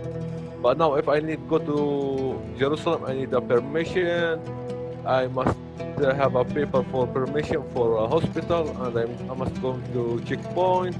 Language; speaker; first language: English; non-native, learner; Arabic